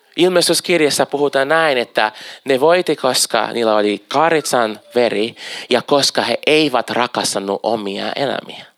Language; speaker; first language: Finnish; non-native, fluent; Portuguese